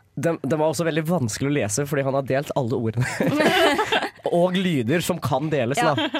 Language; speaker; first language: Norwegian; native; Norwegian